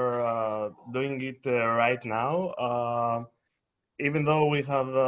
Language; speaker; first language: English; non-native, fluent; Greek